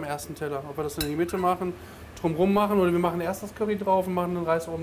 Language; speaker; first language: German; native; German